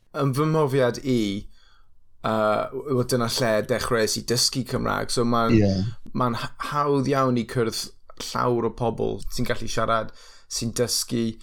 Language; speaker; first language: Welsh; non-native, local second language; English